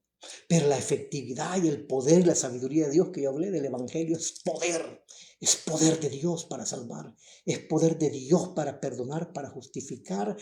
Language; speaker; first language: Spanish; native; Spanish